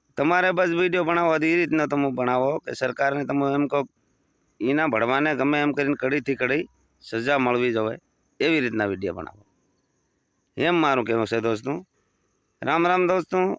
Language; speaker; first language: Gujarati; non-native, local second language; Bhili